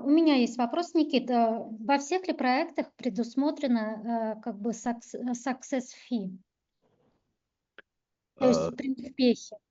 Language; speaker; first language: Russian; native; Russian